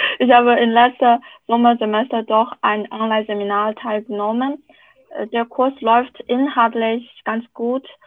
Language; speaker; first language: German; non-native, fluent; Chinese